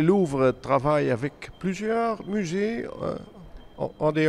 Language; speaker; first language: French; non-native, fluent; Dutch